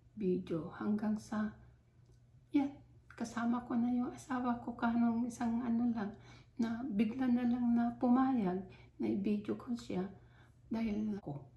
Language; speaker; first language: Filipino; non-native, local second language; Iloko